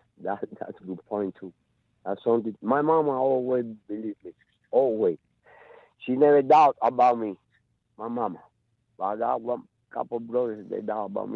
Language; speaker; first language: English; non-native, learner; Spanish